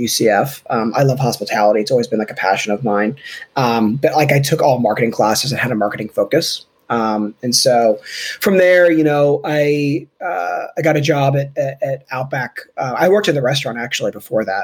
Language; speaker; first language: English; native; English